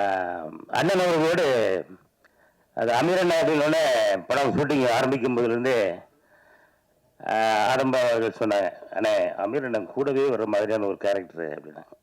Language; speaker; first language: Tamil; native; Tamil